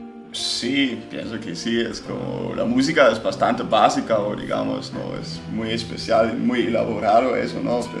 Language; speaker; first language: Spanish; non-native, fluent; German